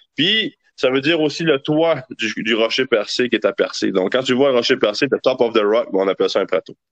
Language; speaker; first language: French; native; French